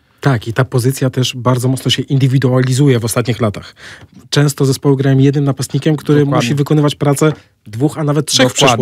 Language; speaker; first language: Polish; native; Polish